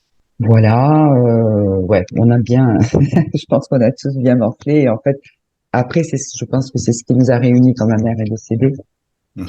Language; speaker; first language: French; native; French